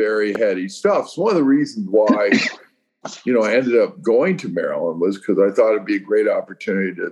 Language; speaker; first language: English; native; English